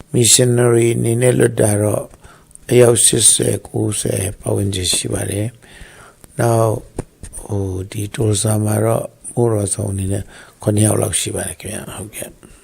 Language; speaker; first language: Burmese; non-native, local second language; Tedim Chin